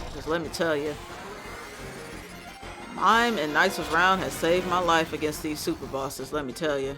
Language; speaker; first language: English; native; English